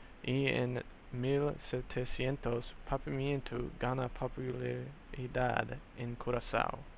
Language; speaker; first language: Spanish; non-native, learner; English